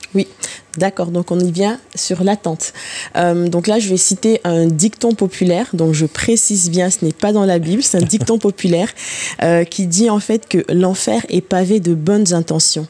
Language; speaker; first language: French; native; French